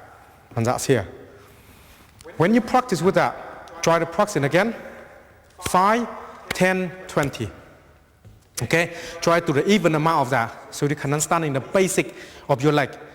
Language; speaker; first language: English; non-native, fluent; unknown